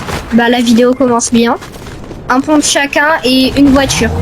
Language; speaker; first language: French; native; French